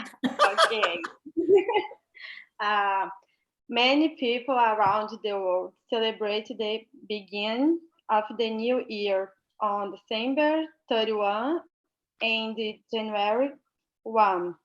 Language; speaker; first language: English; non-native, learner; Portuguese